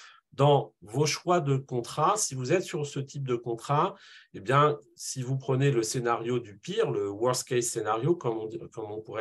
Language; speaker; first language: French; native; French